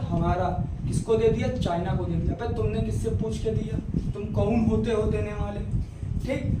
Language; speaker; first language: Hindi; native; Hindi